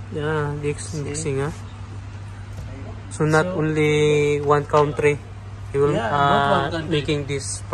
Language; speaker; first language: English; non-native, learner; Filipino